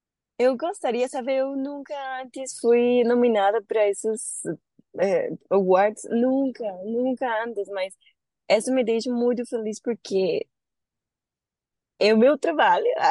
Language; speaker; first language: Portuguese; non-native, learner; Spanish